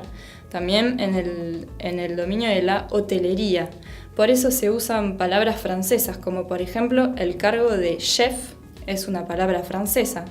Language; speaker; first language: Spanish; non-native, fluent; French